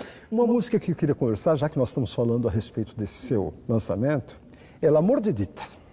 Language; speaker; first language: Portuguese; native; Portuguese